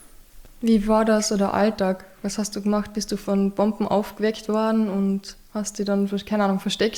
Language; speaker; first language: German; native; German